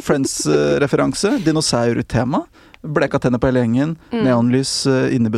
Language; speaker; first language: Norwegian; native; Norwegian